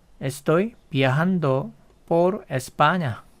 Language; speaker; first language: Spanish; non-native, fluent; Korean